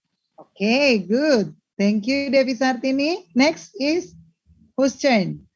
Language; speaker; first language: English; non-native, learner; Indonesian